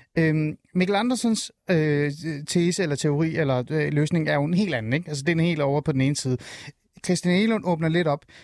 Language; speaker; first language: Danish; native; Danish